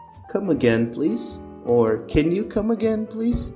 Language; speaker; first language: English; non-native, fluent; Portuguese